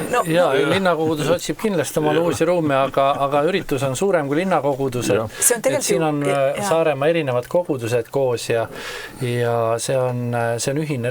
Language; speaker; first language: Estonian; native; Estonian